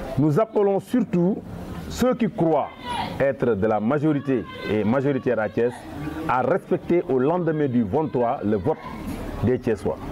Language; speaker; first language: French; non-native, local second language; Wolof